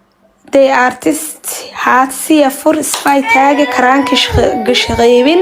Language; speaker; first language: German; non-native, learner; Somali